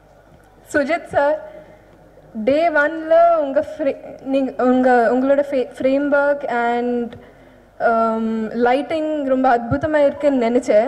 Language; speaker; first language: Tamil; non-native, learner; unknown